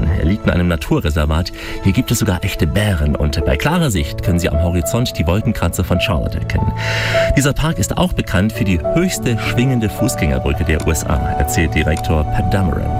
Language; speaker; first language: German; native; German